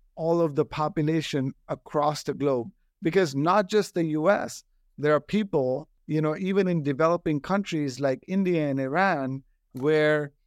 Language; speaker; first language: English; non-native, local second language; Hindi